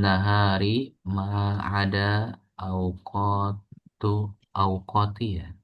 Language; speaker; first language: Arabic; non-native, learner; Indonesian